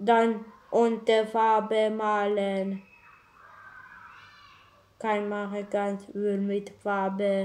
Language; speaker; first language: German; non-native, learner; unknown